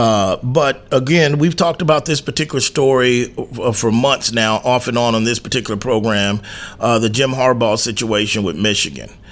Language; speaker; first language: English; native; English